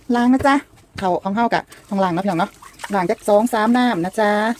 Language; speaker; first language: Thai; native; Thai